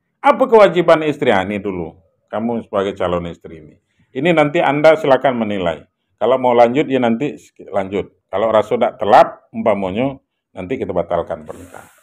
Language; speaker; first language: Indonesian; non-native, local second language; Minangkabau